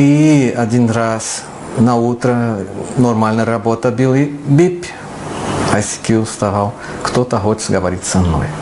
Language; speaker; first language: Russian; non-native, learner; Portuguese